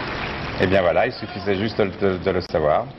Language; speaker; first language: French; native; French